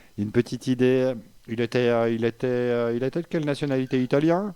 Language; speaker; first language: French; native; French